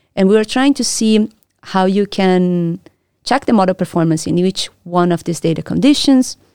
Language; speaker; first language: English; non-native, fluent; Portuguese